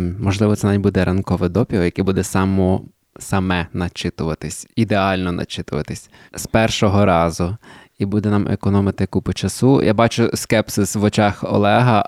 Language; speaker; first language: Ukrainian; native; Ukrainian